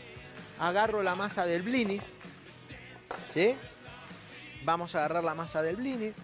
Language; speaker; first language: Spanish; native; Spanish